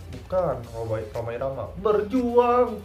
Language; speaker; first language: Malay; non-native, local second language; Sundanese